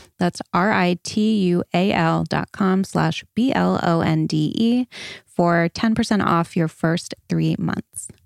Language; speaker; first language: English; native; English